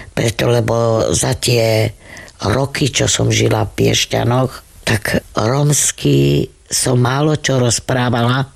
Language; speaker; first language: Slovak; non-native, local second language; Romany